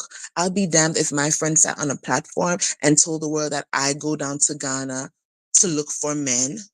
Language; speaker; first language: English; native; English